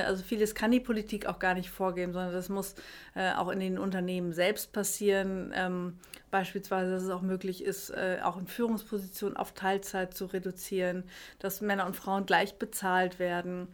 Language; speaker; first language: German; native; German